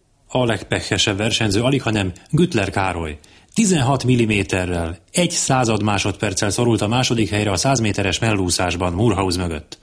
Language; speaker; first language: Hungarian; native; Hungarian